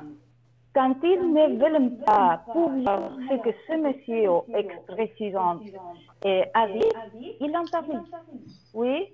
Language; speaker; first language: French; non-native, learner; Spanish